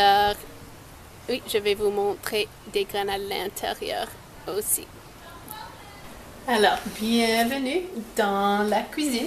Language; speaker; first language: French; non-native, local second language; English